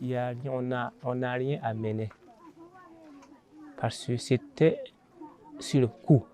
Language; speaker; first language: French; non-native, local second language; Mossi